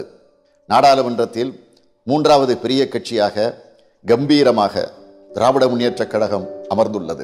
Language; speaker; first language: Tamil; native; Tamil